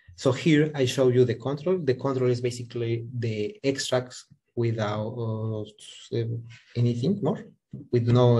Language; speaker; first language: English; non-native, fluent; Spanish